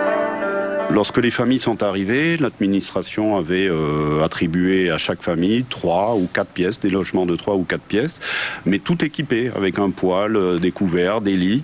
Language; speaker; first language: French; native; French